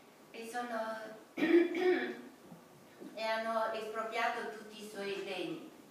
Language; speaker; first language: Italian; non-native, fluent; Romanian